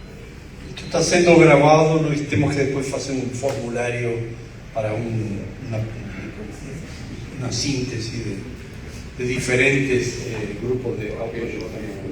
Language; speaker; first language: Portuguese; non-native, fluent; Spanish